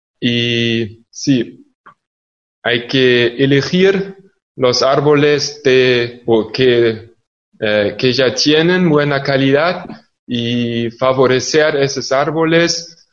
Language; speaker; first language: Spanish; non-native, fluent; German